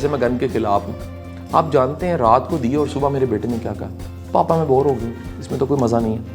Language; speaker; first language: Urdu; non-native, local second language; Punjabi